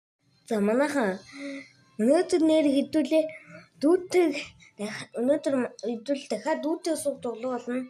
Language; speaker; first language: Mongolian; native; Mongolian